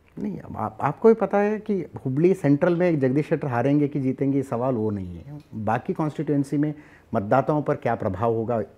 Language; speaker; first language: Hindi; non-native, local second language; Kannada